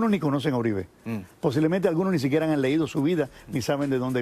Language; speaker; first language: Spanish; native; Spanish